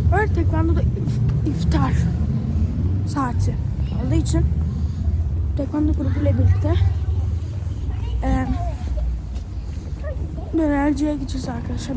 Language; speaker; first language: Turkish; early bilingual, heritage; Turkish